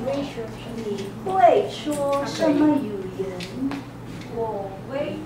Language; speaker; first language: Chinese; non-native, learner; Filipino